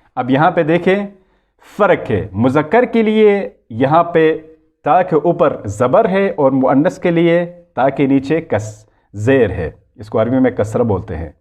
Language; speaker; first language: Urdu; native; Urdu